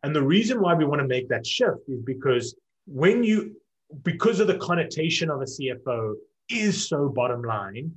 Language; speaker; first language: English; native; English